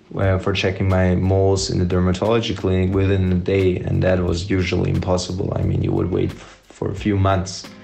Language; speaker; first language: English; non-native, fluent; German